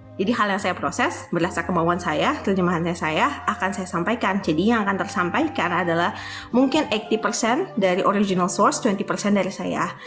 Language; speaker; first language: Indonesian; native; Indonesian